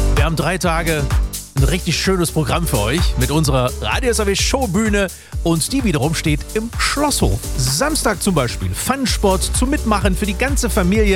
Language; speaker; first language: German; native; German